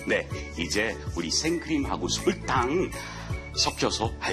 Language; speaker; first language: Korean; non-native, fluent; English